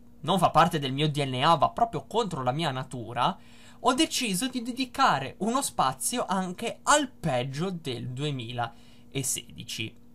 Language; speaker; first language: Italian; native; Italian